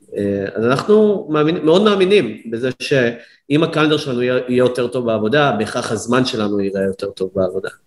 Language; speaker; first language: Hebrew; native; Hebrew